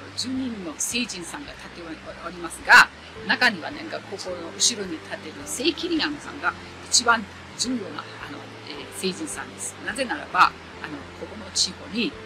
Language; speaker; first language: Japanese; non-native, fluent; German